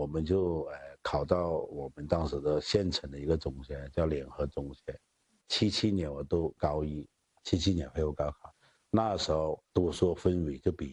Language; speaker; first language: Chinese; native; Chinese